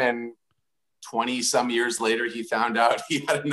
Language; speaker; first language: English; native; English